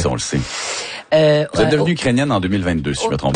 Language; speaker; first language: French; native; French